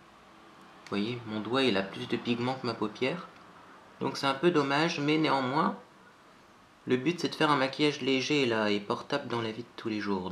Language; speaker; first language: French; native; French